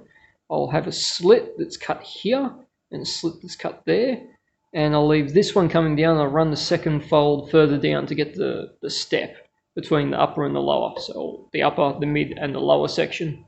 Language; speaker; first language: English; native; English